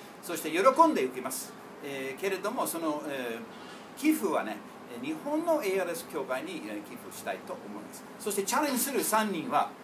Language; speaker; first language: Japanese; non-native, fluent; English